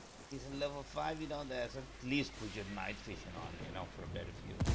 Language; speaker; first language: English; non-native, fluent; Dutch